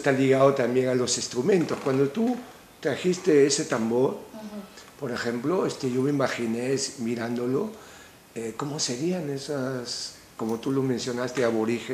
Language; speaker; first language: Spanish; native; Spanish